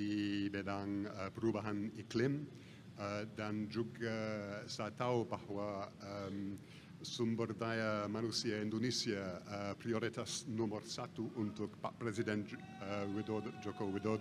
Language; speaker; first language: Indonesian; non-native, fluent; English